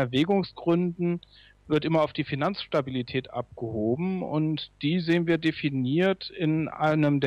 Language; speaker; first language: German; native; German